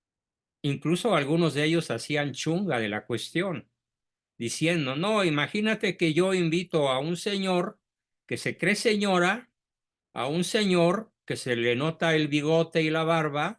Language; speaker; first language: Spanish; native; Spanish